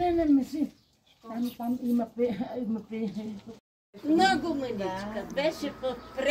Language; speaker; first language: Bulgarian; non-native, learner; Vietnamese